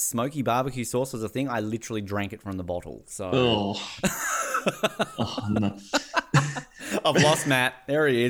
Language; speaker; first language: English; native; English